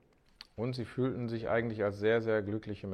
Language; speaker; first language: German; native; German